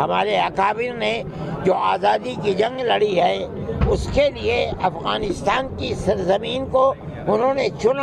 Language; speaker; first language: Hindi; native; Hindi